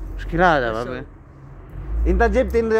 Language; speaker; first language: Arabic; non-native, learner; Cebuano